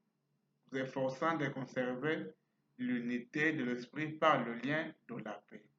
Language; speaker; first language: French; non-native, fluent; Portuguese